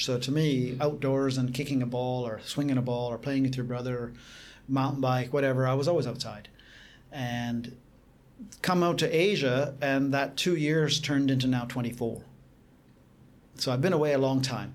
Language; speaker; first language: English; native; English